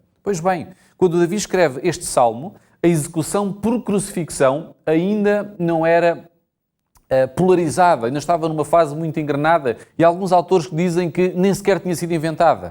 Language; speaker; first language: Portuguese; native; Portuguese